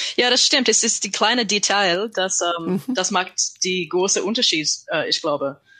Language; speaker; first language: German; non-native, learner; English